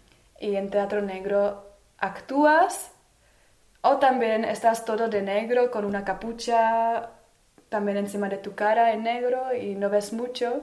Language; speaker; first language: Spanish; non-native, fluent; Czech